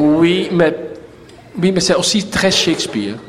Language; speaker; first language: French; non-native, learner; Dutch